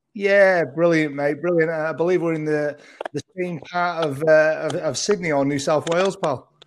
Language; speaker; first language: English; early bilingual, other home language; Maltese